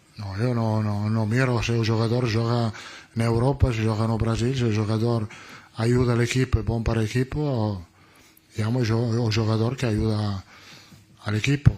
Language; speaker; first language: Portuguese; non-native, learner; Italian